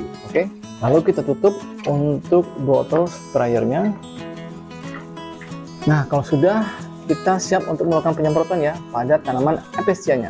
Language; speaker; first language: Indonesian; native; Indonesian